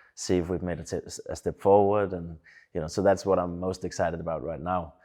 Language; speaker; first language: English; non-native, fluent; Danish